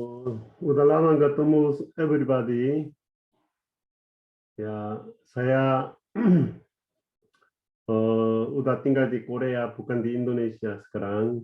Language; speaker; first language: Indonesian; non-native, fluent; Korean